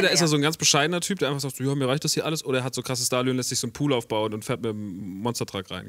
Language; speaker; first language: German; native; German